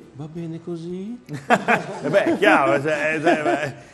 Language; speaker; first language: Italian; native; Italian